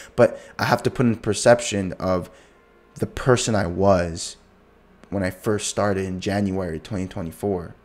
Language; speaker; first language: English; native; English